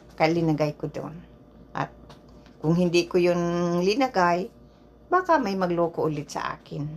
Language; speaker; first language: Filipino; non-native, local second language; Bikol